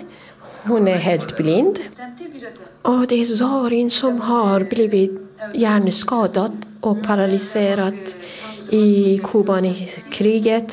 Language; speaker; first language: Swedish; non-native, fluent; Persian